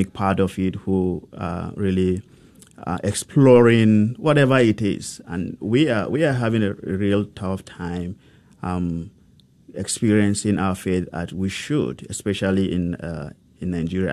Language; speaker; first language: English; non-native, local second language; Hausa